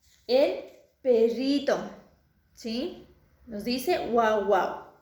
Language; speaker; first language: Spanish; native; Spanish